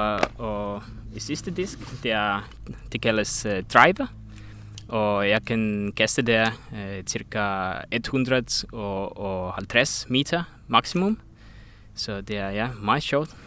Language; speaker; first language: Danish; non-native, learner; Estonian